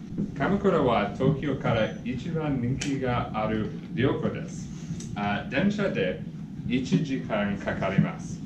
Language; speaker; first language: Japanese; non-native, learner; English